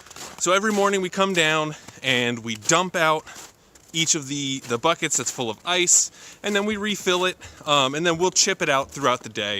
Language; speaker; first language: English; native; English